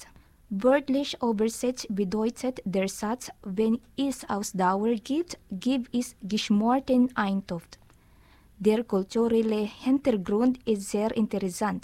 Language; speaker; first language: German; non-native, learner; Filipino